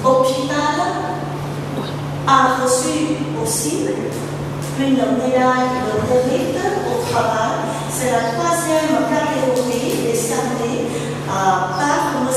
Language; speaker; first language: French; non-native, fluent; Vietnamese